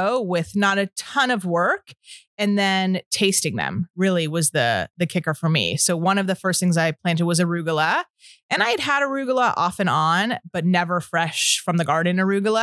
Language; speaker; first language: English; native; English